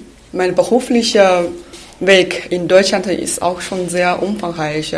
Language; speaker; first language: German; non-native, fluent; Chinese